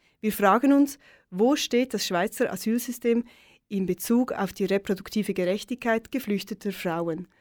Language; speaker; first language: German; native; German